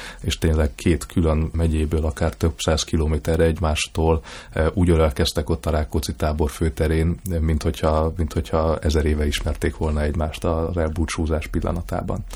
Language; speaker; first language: Hungarian; native; Hungarian